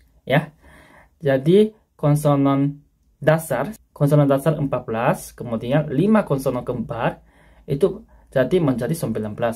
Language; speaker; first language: Indonesian; non-native, fluent; Korean